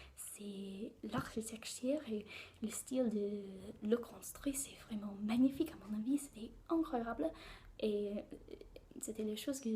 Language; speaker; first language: French; non-native, learner; English